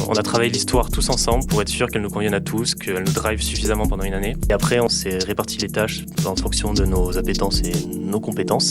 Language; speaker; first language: French; native; French